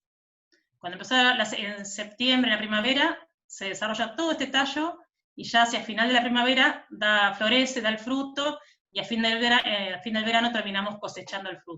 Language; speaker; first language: Spanish; native; Spanish